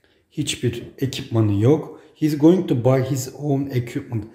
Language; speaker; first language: English; non-native, fluent; Turkish